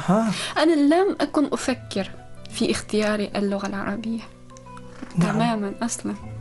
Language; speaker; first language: Arabic; non-native, fluent; Uzbek